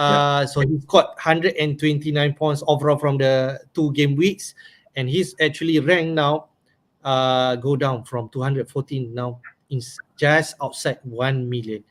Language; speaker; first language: English; non-native, local second language; Malay